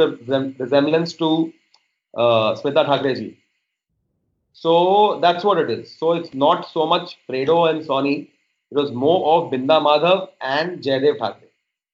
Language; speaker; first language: English; non-native, local second language; Hindi